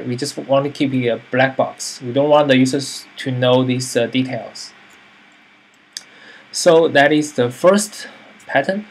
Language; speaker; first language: English; non-native, fluent; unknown